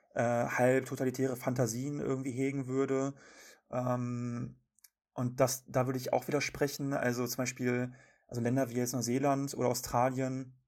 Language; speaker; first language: German; native; German